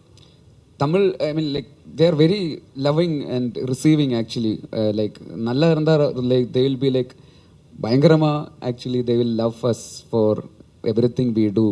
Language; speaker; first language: Tamil; non-native, learner; Malayalam